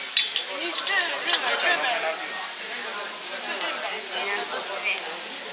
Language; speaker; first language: Chinese; non-native, learner; Japanese